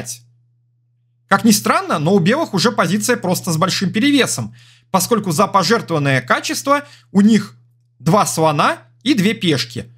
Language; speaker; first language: Russian; native; Russian